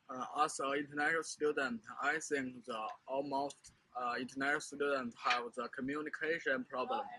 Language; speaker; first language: English; non-native, learner; Chinese